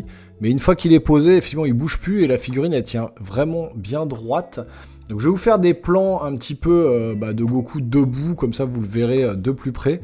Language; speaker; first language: French; native; French